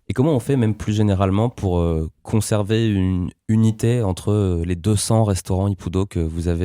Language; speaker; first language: French; native; French